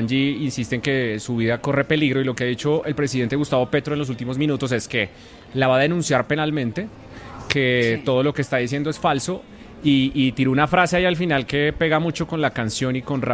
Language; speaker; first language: Spanish; native; Spanish